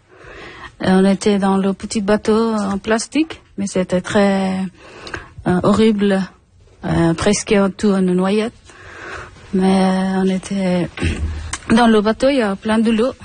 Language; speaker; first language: French; non-native, learner; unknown